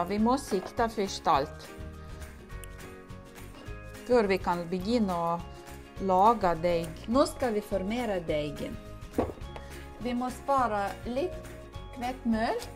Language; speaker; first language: Norwegian; non-native, learner; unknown